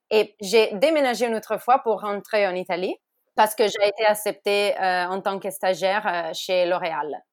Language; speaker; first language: French; non-native, fluent; Italian